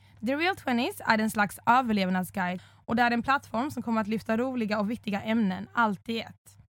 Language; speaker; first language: Swedish; early bilingual, other home language; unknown